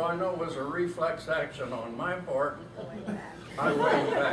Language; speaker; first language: English; native; English